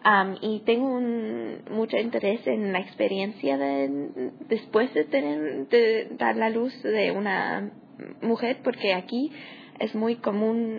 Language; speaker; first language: Spanish; non-native, learner; English